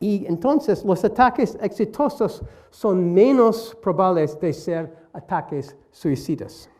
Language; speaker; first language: Spanish; non-native, learner; English